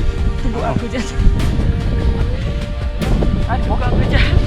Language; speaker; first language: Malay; non-native, local second language; Sundanese